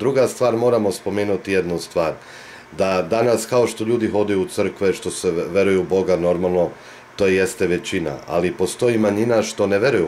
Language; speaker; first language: Bosnian; native; Bosnian